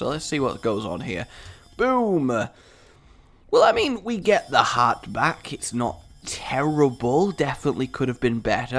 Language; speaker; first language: English; native; English